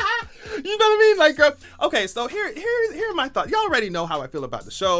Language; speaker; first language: English; native; English